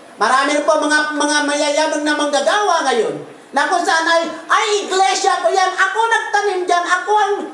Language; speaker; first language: Filipino; non-native, local second language; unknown